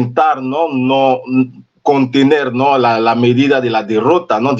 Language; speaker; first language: Spanish; non-native, fluent; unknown